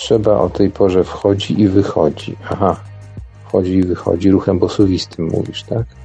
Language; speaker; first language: Polish; native; Polish